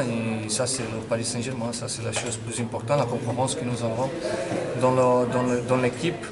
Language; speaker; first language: French; non-native, fluent; Portuguese